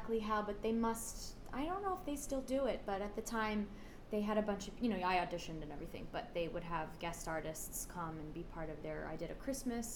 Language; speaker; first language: English; native; English